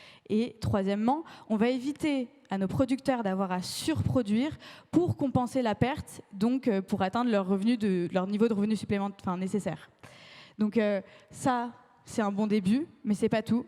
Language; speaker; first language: French; native; French